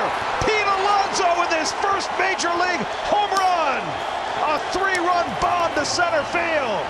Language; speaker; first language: English; native; English